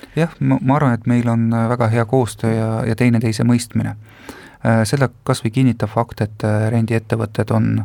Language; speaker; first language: Estonian; non-native, local second language; Russian